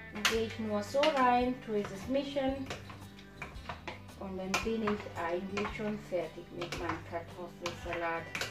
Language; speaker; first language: German; non-native, fluent; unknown